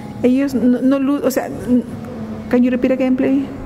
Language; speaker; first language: English; non-native, fluent; Spanish